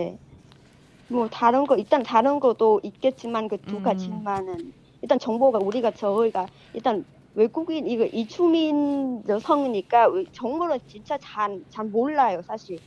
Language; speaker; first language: Korean; non-native, fluent; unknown